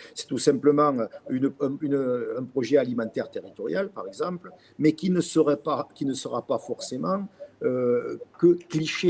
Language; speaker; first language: French; native; French